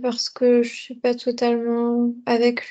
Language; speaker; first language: French; native; French